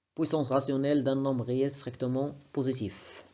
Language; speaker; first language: French; non-native, local second language; Arabic